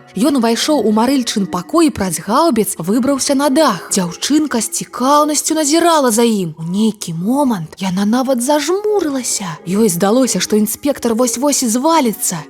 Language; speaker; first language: Belarusian; native; Belarusian